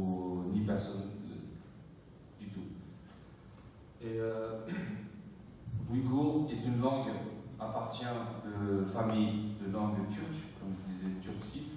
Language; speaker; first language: French; non-native, fluent; Uyghur